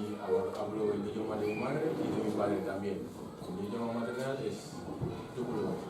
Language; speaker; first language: Spanish; non-native, fluent; Fula